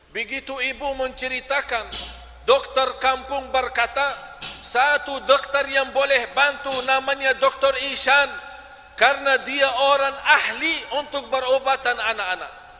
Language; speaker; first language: Malay; non-native, fluent; Arabic